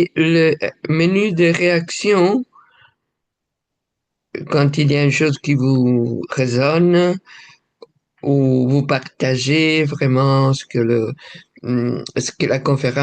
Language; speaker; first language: French; non-native, fluent; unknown